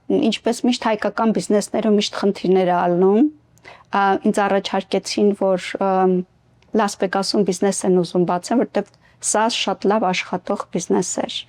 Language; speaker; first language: Armenian; native; Armenian